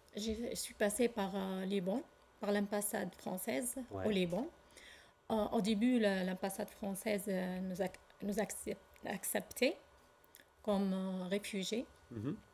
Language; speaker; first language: French; non-native, learner; Arabic